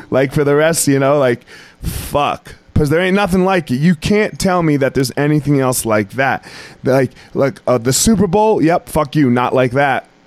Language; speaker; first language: English; native; English